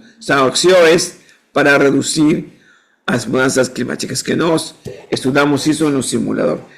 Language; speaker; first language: Portuguese; non-native, fluent; Spanish